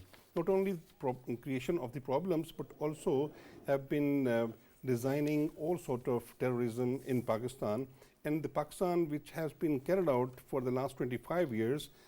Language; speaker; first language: English; non-native, local second language; Urdu